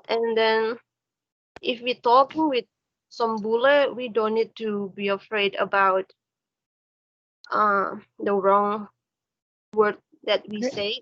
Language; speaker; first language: English; non-native, learner; Indonesian